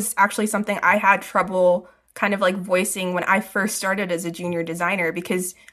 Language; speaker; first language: English; early bilingual, other home language; Hindi